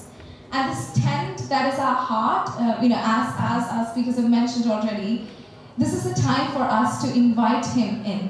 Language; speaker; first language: English; native; English